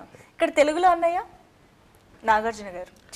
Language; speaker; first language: Telugu; native; Telugu